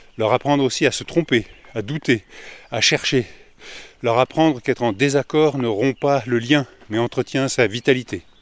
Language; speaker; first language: French; native; French